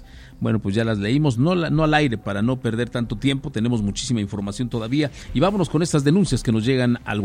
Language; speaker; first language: Spanish; native; Spanish